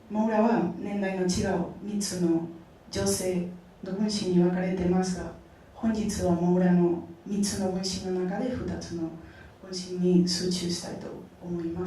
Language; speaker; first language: Japanese; non-native, fluent; Spanish